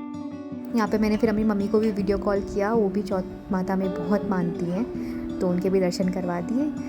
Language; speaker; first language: Hindi; native; Hindi